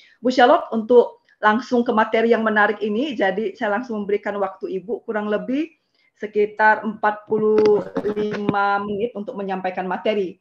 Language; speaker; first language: Indonesian; native; Indonesian